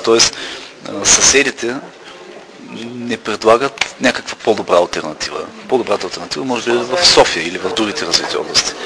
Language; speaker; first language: Bulgarian; native; Bulgarian